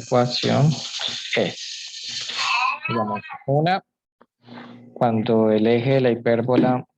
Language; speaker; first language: Spanish; native; Spanish